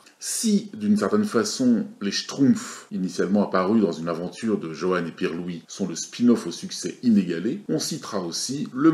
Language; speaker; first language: French; native; French